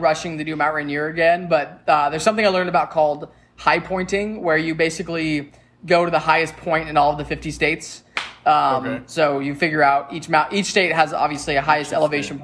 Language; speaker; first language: English; native; English